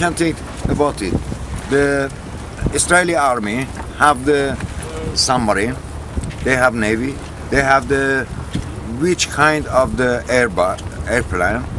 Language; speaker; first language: English; non-native, learner; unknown